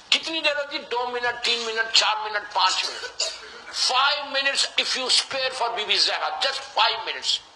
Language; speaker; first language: Urdu; native; Urdu